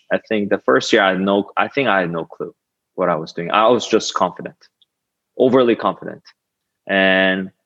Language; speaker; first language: English; non-native, fluent; Korean